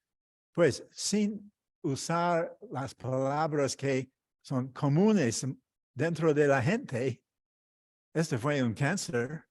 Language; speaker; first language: Spanish; non-native, fluent; English